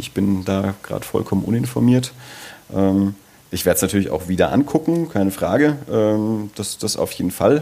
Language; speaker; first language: German; native; German